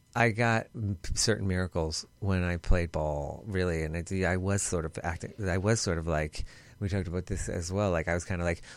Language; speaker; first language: English; native; English